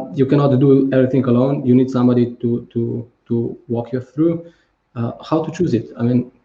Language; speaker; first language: English; non-native, fluent; Slovenian